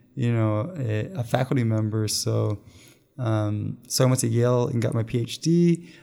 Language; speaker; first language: English; native; English